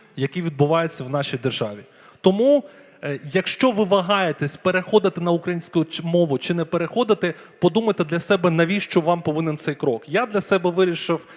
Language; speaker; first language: Ukrainian; non-native, local second language; Russian